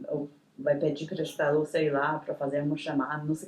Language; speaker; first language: Portuguese; non-native, fluent; English